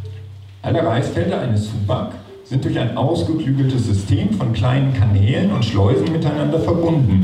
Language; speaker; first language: German; native; German